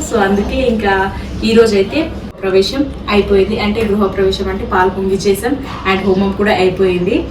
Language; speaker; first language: Telugu; non-native, local second language; Lambadi